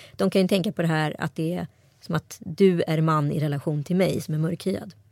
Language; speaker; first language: Swedish; native; Swedish